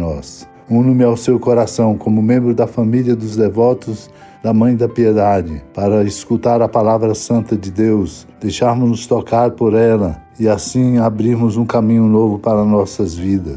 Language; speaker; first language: Portuguese; native; Portuguese